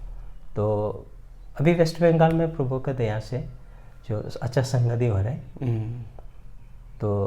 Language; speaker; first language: Hindi; non-native, local second language; Malayalam